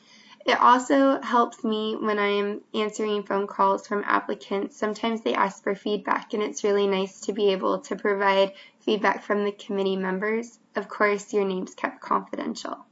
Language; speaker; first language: English; native; English